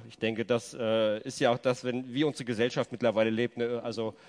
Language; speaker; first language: German; native; German